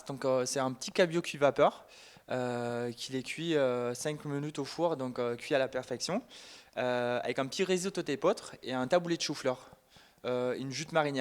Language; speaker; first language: French; non-native, fluent; German